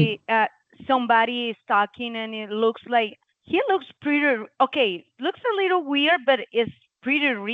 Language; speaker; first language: English; non-native, learner; Spanish